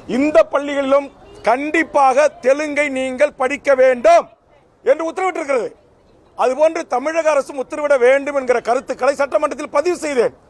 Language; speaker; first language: Tamil; native; Tamil